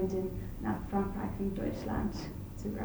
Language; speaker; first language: German; non-native, learner; English